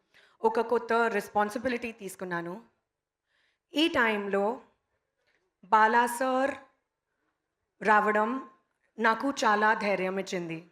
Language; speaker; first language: Telugu; non-native, learner; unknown